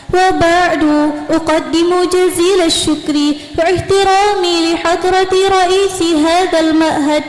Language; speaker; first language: Arabic; non-native, learner; Indonesian